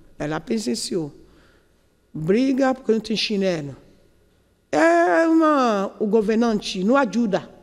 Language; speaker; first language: Portuguese; non-native, learner; Yoruba